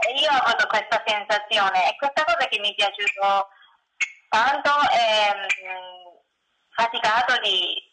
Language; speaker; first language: Italian; non-native, learner; Japanese